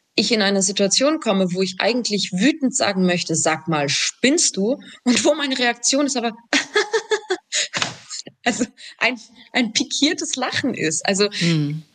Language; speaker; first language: German; native; German